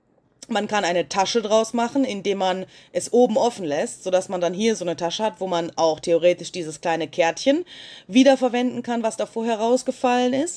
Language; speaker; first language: German; native; German